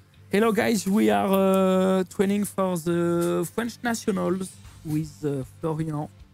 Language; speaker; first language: English; non-native, learner; French